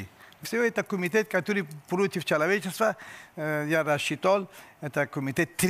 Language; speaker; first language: Russian; non-native, learner; Persian